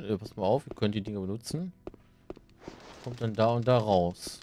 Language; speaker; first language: German; native; German